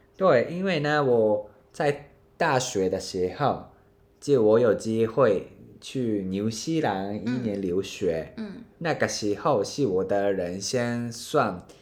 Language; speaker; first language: Chinese; non-native, fluent; Japanese